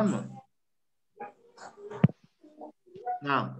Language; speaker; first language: Turkish; non-native, fluent; Arabic